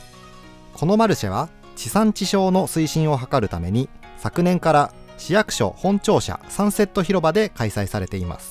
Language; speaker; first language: Japanese; native; Japanese